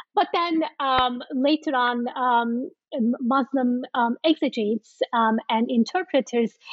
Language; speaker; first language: English; non-native, fluent; Turkish